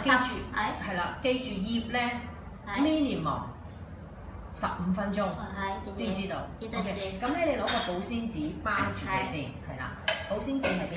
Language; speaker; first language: Cantonese; native; Cantonese